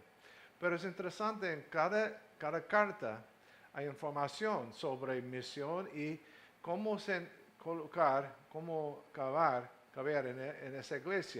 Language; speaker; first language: Spanish; non-native, fluent; English